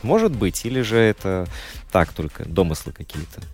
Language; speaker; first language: Russian; native; Russian